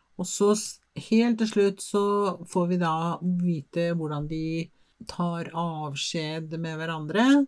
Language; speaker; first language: Norwegian; non-native, fluent; Spanish